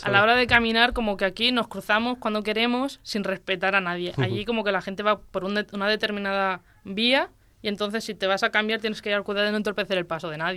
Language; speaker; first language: Spanish; native; Spanish